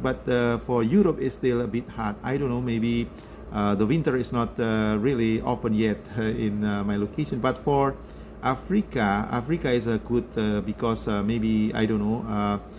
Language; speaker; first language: English; non-native, learner; Indonesian